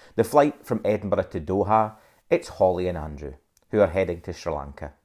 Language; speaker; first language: English; native; English